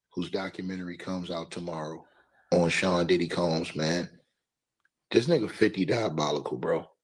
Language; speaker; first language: English; native; English